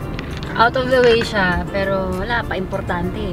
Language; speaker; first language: Filipino; native; Filipino